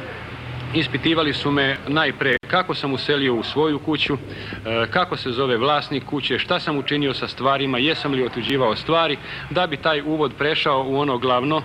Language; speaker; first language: Bosnian; native; Bosnian